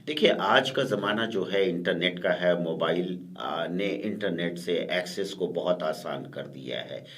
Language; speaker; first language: Urdu; native; Urdu